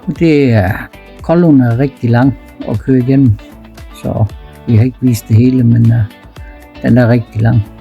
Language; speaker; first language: Danish; native; Danish